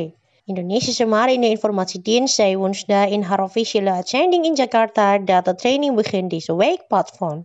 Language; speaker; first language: Dutch; non-native, fluent; Indonesian